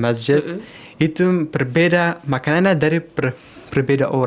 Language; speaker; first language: Indonesian; non-native, learner; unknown